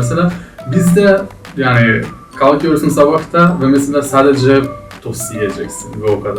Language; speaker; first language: Turkish; non-native, fluent; Macedonian